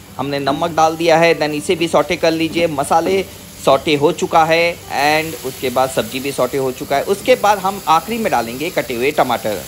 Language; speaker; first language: Hindi; non-native, local second language; Bangla